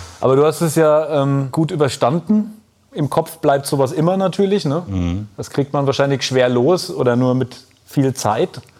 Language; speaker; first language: German; native; German